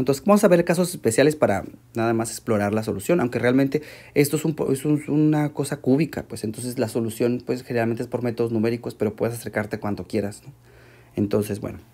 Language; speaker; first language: Spanish; native; Spanish